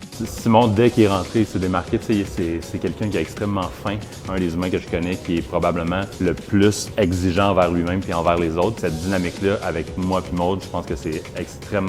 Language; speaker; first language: French; native; French